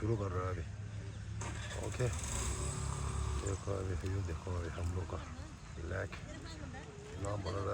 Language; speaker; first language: Hindi; non-native, local second language; Tibetan